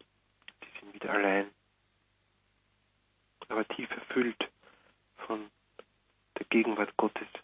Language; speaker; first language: German; native; German